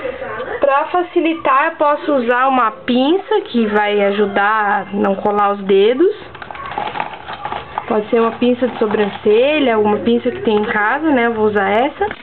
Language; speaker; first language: Portuguese; native; Portuguese